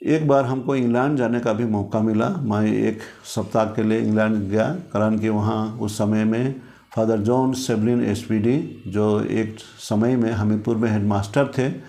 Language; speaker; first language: Hindi; non-native, local second language; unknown